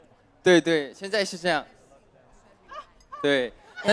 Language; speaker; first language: Chinese; non-native, fluent; Thai